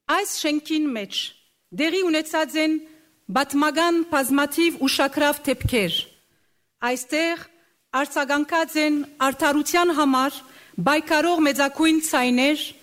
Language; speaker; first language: Armenian; early bilingual, heritage; Armenian